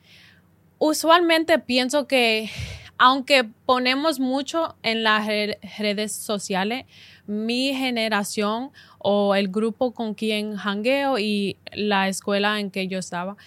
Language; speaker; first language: Spanish; early bilingual, heritage; Spanish